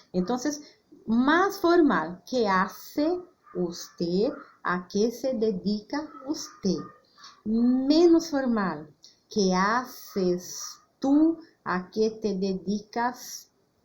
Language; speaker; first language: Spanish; non-native, fluent; Portuguese